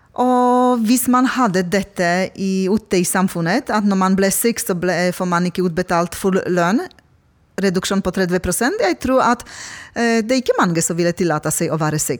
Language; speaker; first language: Norwegian; non-native, fluent; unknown